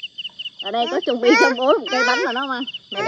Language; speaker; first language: Vietnamese; native; Vietnamese